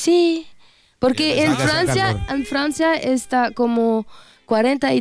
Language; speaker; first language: Spanish; non-native, learner; French